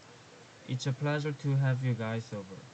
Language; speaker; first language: English; non-native, learner; Korean